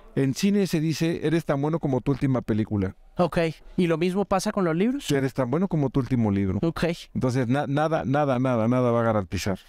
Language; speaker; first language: Spanish; native; Spanish